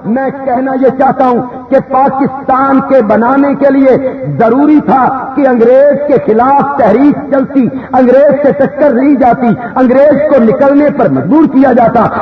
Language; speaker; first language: Urdu; non-native, local second language; Punjabi